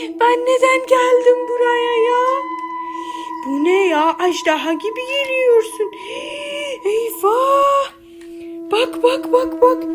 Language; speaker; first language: Turkish; non-native, fluent; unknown